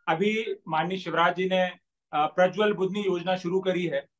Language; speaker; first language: Hindi; native; Hindi